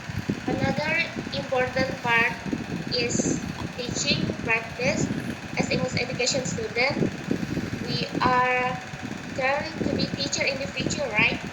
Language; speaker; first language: English; non-native, learner; Indonesian